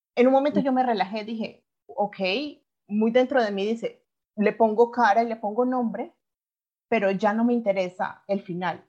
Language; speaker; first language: Spanish; native; Spanish